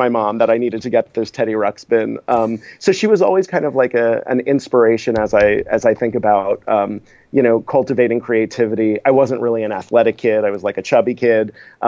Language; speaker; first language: English; native; English